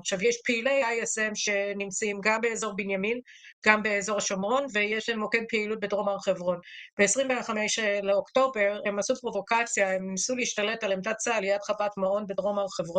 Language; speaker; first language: Hebrew; native; Hebrew